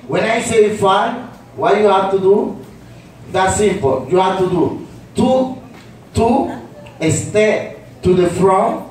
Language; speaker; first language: English; non-native, learner; Spanish